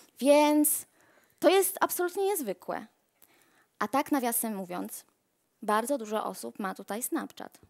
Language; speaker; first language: Polish; native; Polish